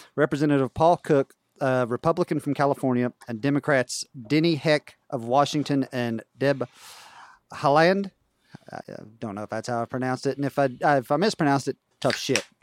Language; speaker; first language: English; native; English